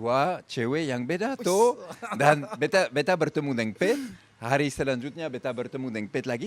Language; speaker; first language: Indonesian; non-native, fluent; French